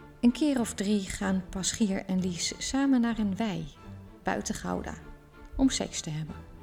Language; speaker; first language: Dutch; native; Dutch